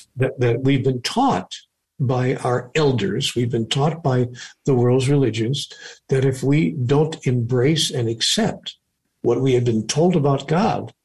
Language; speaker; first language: English; native; English